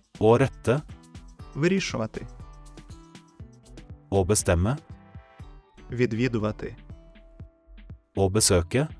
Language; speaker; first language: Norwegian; non-native, fluent; Ukrainian